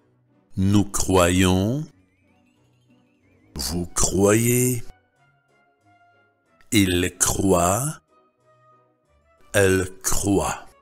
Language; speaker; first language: French; non-native, fluent; Russian